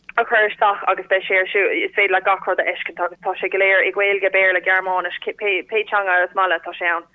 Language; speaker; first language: Irish; non-native, local second language; English